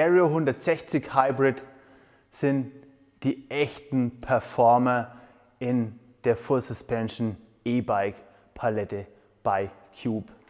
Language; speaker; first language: German; native; German